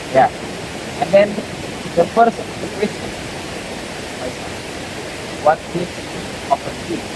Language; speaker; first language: English; non-native, learner; Indonesian